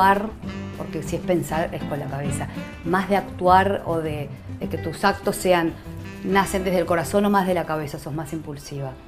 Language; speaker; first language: Spanish; native; Spanish